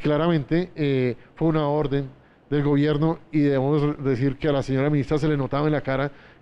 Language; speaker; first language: Spanish; native; Spanish